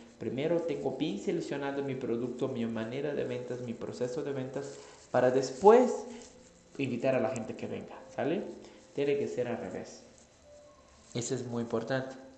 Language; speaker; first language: Spanish; non-native, fluent; Portuguese